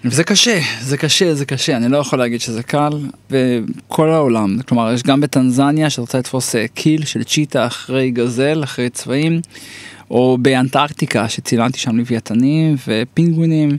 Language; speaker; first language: Hebrew; native; Hebrew